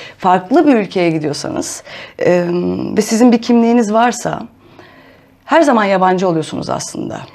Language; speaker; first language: Turkish; native; Turkish